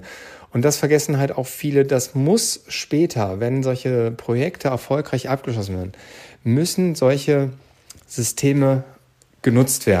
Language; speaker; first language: German; native; German